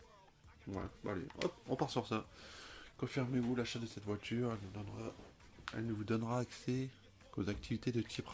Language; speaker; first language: French; native; French